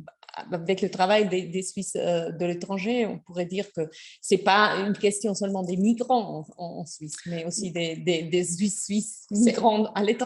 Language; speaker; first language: French; non-native, fluent; German